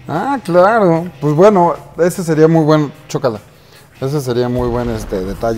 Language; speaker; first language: Spanish; native; Spanish